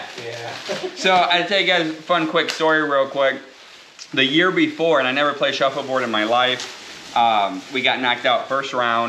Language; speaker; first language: English; native; English